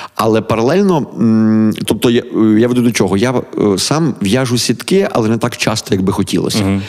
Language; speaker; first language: Ukrainian; native; Ukrainian